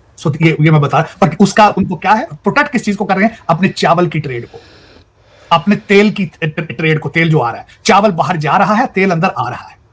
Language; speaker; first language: Urdu; non-native, local second language; Punjabi